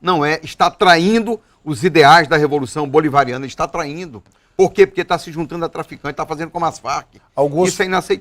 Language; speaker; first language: Portuguese; native; Portuguese